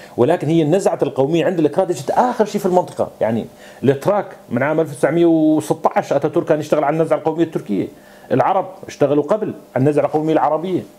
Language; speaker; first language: Arabic; non-native, local second language; Kurdish